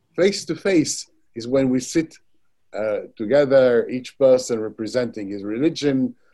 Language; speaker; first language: English; non-native, fluent; Arabic